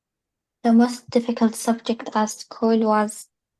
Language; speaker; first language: English; non-native, learner; Arabic